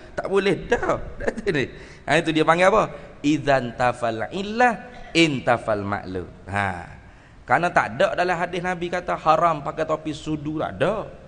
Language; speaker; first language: Malay; native; Malay